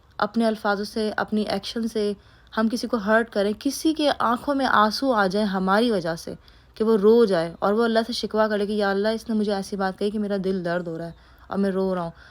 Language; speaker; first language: Urdu; native; Urdu